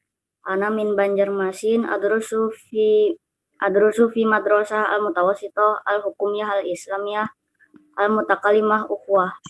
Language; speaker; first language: Arabic; non-native, learner; Indonesian